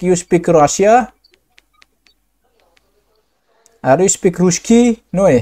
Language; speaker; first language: English; non-native, learner; Indonesian